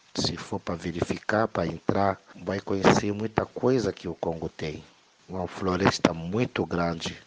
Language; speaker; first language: Portuguese; non-native, fluent; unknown